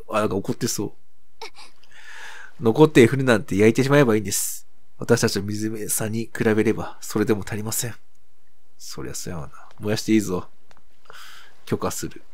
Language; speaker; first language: Japanese; native; Japanese